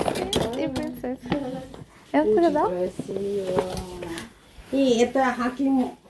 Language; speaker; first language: Russian; non-native, learner; Bangla